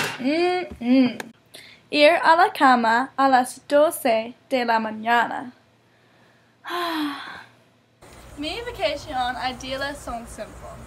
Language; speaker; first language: Spanish; non-native, learner; English